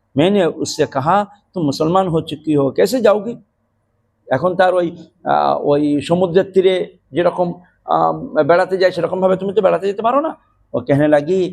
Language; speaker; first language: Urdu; non-native, fluent; Bangla